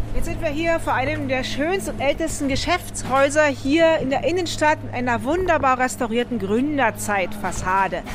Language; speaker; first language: German; native; German